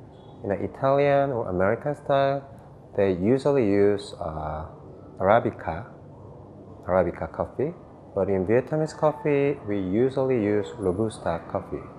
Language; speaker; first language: English; non-native, fluent; Korean